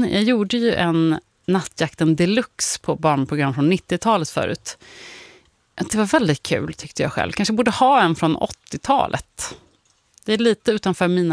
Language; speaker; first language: Swedish; native; Swedish